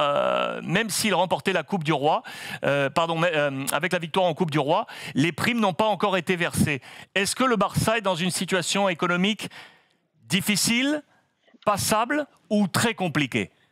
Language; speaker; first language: French; native; French